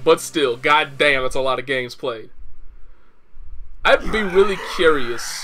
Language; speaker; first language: English; native; English